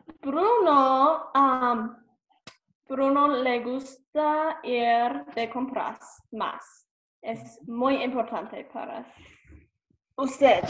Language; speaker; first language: Spanish; non-native, learner; English